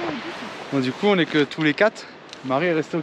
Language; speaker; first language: French; native; French